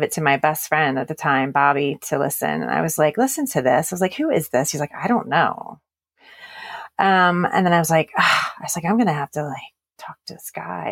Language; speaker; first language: English; native; English